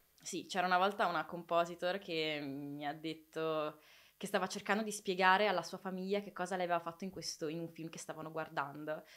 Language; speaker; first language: Italian; native; Italian